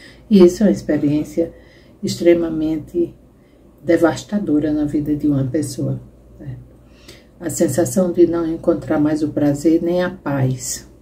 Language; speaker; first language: Portuguese; native; Portuguese